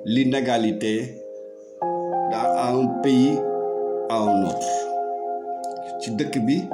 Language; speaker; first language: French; non-native, local second language; Wolof